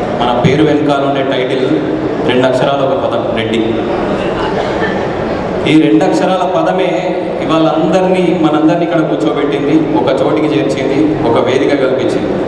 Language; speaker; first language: Telugu; native; Telugu